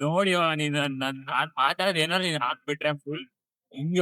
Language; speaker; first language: Kannada; native; Kannada